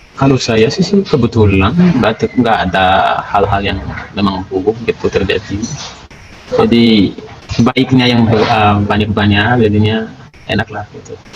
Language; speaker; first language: Indonesian; non-native, fluent; Malagasy